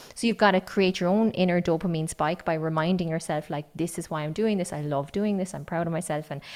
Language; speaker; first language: English; native; English